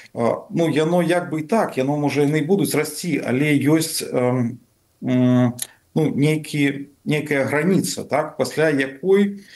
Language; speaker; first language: Belarusian; non-native, local second language; Russian